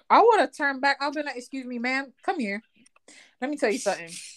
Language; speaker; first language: English; early bilingual, other home language; Spanish